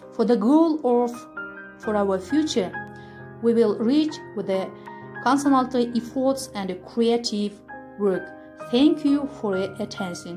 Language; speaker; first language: English; non-native, fluent; Kyrgyz